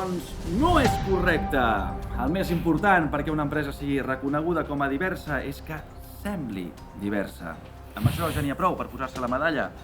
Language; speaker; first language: Catalan; native; Catalan